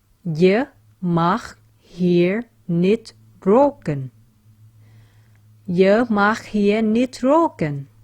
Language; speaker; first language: Dutch; non-native, fluent; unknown